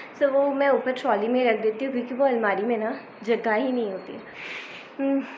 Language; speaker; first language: Hindi; non-native, local second language; Bangla